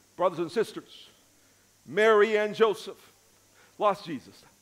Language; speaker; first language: English; native; English